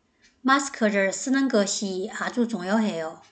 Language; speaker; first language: Korean; non-native, fluent; Chinese